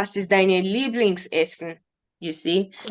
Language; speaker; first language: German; non-native, learner; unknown